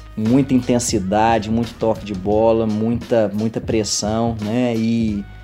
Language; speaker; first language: Portuguese; native; Portuguese